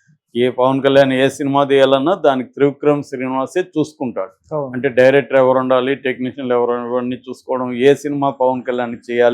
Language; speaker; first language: Telugu; native; Telugu